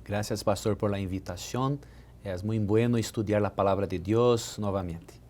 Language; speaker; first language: Spanish; non-native, learner; Portuguese